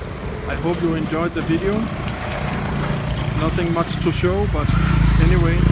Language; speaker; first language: English; non-native, fluent; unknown